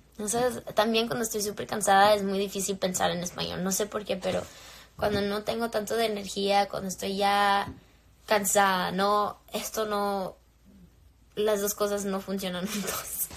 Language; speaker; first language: Spanish; early bilingual, heritage; English